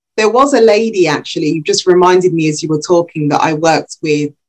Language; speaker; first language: English; early bilingual, other home language; Yoruba